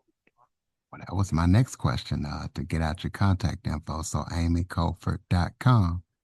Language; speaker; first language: English; native; English